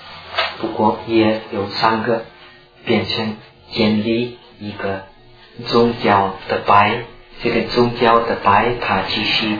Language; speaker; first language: Chinese; non-native, fluent; Czech